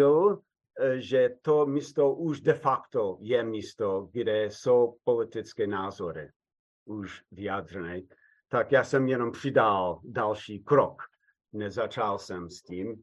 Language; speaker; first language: Czech; non-native, fluent; English